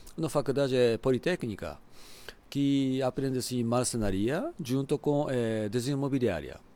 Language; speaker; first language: Portuguese; non-native, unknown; Japanese